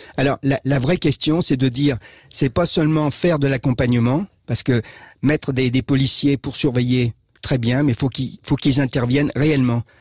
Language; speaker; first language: French; native; French